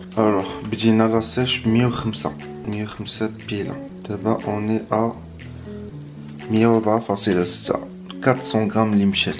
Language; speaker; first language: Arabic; native; Arabic